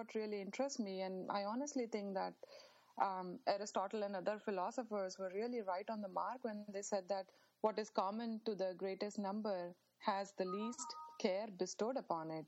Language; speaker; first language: English; non-native, local second language; Marathi